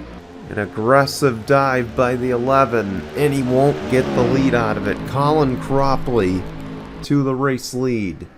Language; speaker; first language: English; native; English